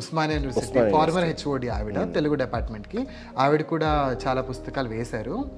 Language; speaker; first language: Telugu; non-native, local second language; Lambadi